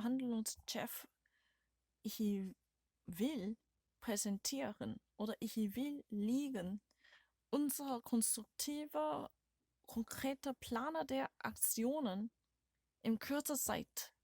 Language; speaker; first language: German; non-native, learner; Korean